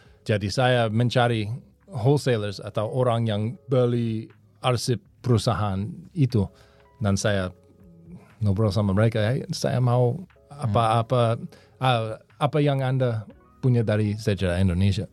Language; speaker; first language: Indonesian; non-native, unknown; English